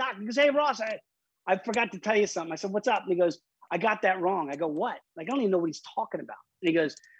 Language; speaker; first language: English; native; English